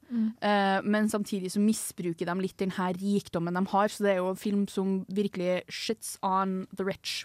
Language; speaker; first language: Norwegian; native; Norwegian